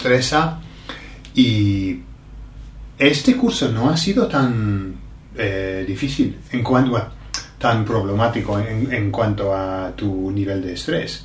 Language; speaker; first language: Spanish; non-native, fluent; English